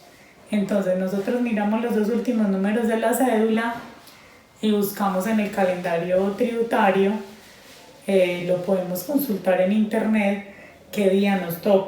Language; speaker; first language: Spanish; native; Spanish